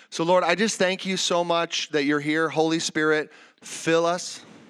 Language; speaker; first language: English; native; English